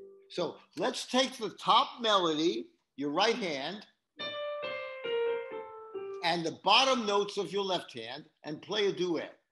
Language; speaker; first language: English; native; English